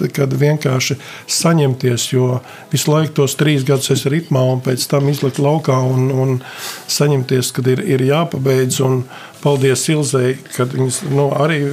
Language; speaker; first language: Latvian; native; Latvian